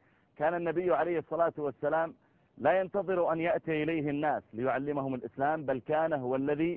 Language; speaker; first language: Arabic; native; Arabic